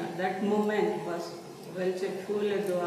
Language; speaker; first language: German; non-native, learner; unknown